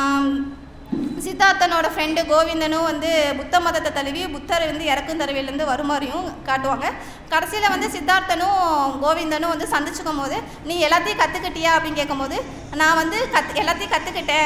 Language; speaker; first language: Tamil; native; Tamil